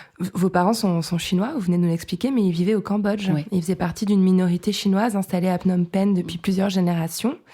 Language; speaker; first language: French; native; French